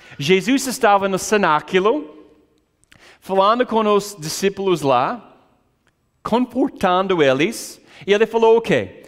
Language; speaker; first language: Portuguese; non-native, fluent; English